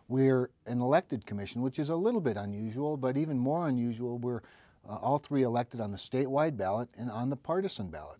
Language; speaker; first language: English; native; English